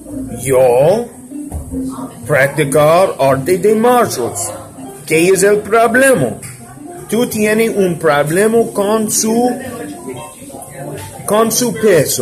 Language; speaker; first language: Spanish; non-native, learner; English